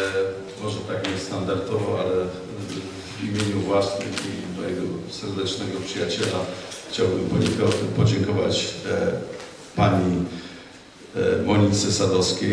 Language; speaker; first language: Polish; native; Polish